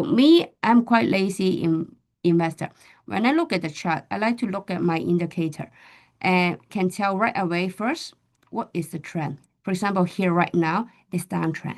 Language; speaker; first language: English; non-native, fluent; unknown